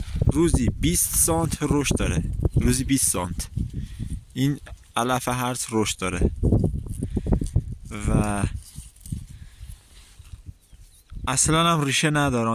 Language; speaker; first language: Persian; native; Persian